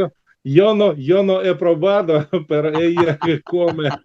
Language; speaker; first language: Spanish; non-native, learner; Russian